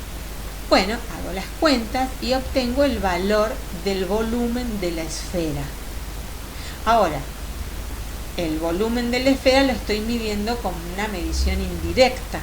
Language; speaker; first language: Spanish; native; Spanish